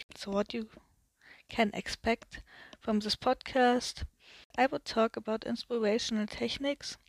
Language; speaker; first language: English; non-native, learner; German